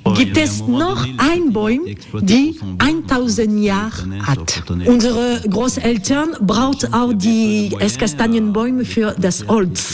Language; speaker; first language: German; non-native, learner; French